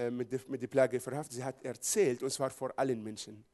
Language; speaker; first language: German; non-native, fluent; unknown